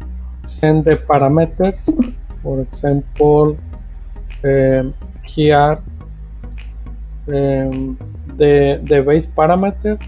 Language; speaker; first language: English; non-native, fluent; Spanish